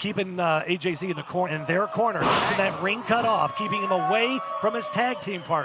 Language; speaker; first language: English; native; English